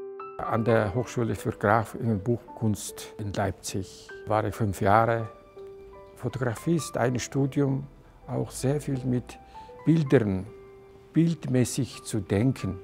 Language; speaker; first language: German; non-native, fluent; Mongolian